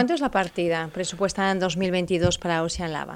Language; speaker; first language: Spanish; native; Spanish